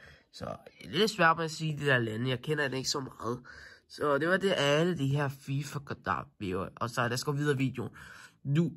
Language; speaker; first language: Danish; non-native, learner; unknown